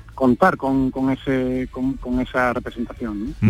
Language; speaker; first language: Spanish; native; Spanish